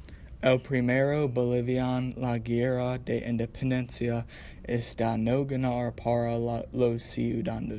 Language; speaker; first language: Spanish; non-native, learner; English